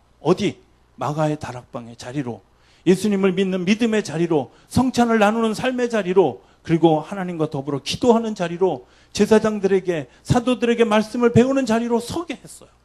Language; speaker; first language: Korean; native; Korean